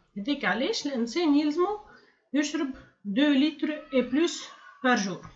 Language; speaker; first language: French; non-native, local second language; Arabic